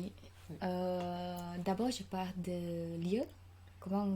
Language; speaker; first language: French; non-native, learner; Khmer